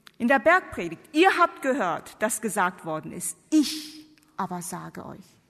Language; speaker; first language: German; non-native, fluent; Korean